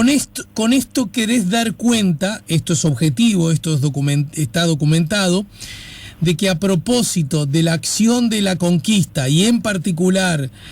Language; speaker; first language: Spanish; native; Spanish